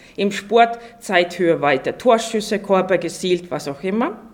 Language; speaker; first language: German; non-native, fluent; Estonian